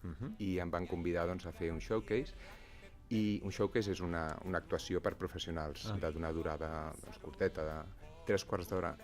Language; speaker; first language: Catalan; native; Catalan